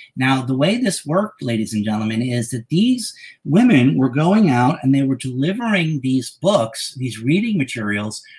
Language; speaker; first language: English; native; English